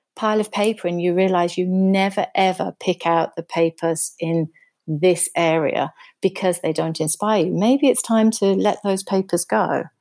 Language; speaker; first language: English; native; English